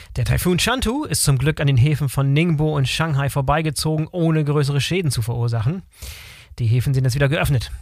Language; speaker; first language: German; native; German